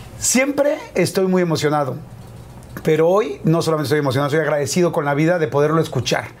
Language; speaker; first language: Spanish; native; Spanish